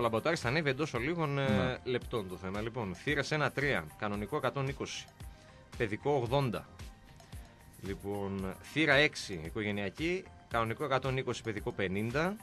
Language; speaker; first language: Greek; native; Greek